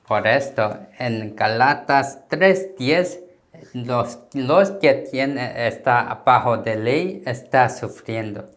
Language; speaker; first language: Spanish; non-native, learner; Korean